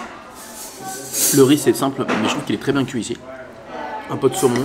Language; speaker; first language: French; native; French